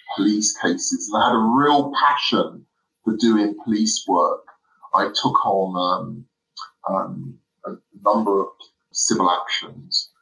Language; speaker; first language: English; native; English